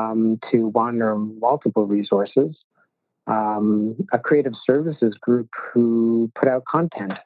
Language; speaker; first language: English; native; English